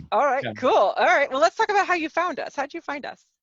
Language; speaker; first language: English; native; English